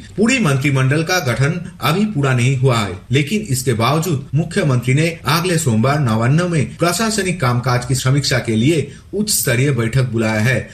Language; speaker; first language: Hindi; non-native, local second language; Bangla